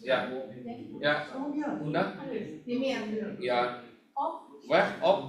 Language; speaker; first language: Dutch; non-native, learner; Indonesian